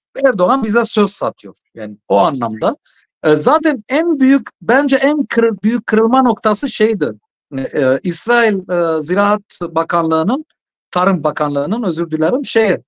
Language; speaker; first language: Turkish; non-native, fluent; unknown